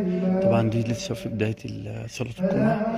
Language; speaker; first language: Arabic; native; Arabic